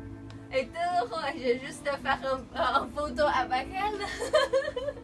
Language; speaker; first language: French; non-native, learner; Chinese